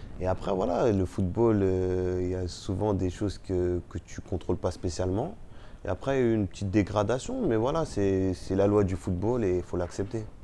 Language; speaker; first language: French; early bilingual, other home language; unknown